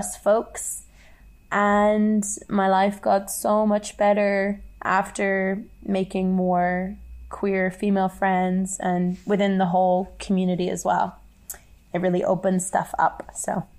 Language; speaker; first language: English; native; English